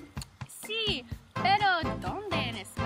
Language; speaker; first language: Spanish; non-native, learner; English